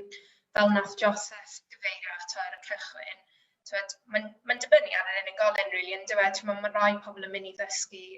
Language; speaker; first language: Welsh; native; Welsh